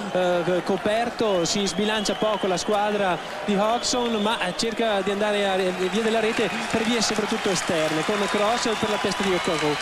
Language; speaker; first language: Italian; native; Italian